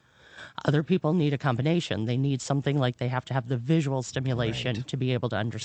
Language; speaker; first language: English; native; English